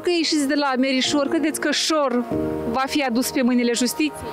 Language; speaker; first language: Romanian; native; Romanian